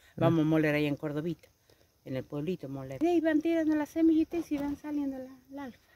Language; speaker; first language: Spanish; native; Spanish